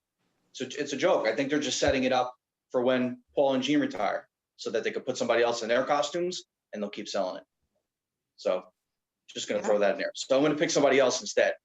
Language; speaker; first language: English; native; English